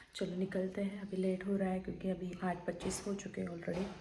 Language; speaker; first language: Hindi; non-native, local second language; Marathi